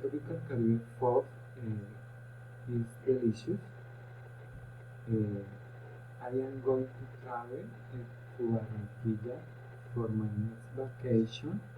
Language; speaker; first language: English; non-native, learner; Spanish